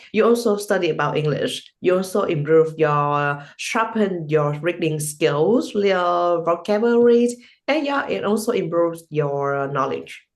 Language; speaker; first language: English; non-native, learner; Vietnamese